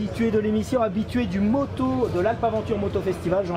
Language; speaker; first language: French; native; French